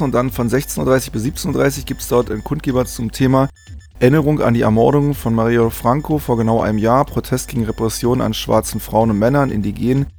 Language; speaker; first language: German; native; German